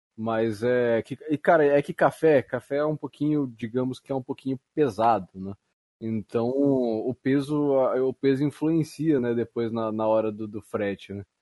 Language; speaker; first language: Portuguese; native; Portuguese